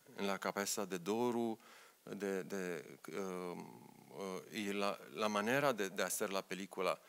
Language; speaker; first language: Spanish; non-native, learner; Romanian